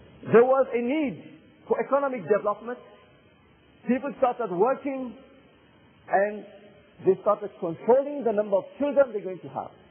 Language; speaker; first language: English; non-native, fluent; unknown